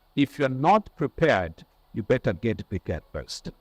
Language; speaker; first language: English; non-native, local second language; Swahili